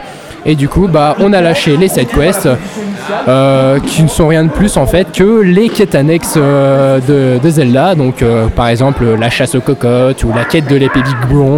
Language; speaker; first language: French; native; French